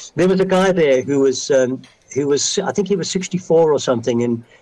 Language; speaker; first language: English; native; English